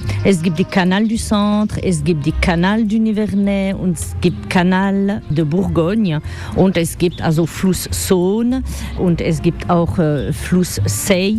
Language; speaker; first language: German; non-native, learner; French